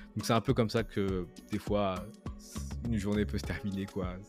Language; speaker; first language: French; native; French